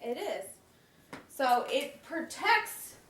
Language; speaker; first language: English; native; English